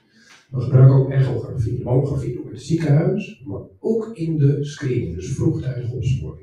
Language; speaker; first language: Dutch; native; Dutch